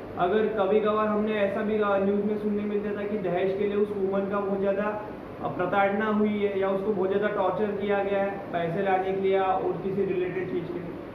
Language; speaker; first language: Hindi; native; Hindi